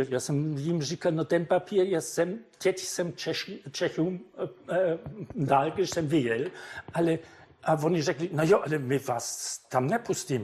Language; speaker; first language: Czech; non-native, fluent; German